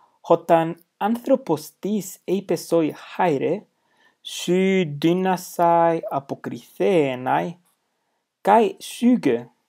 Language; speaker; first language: Greek; non-native, fluent; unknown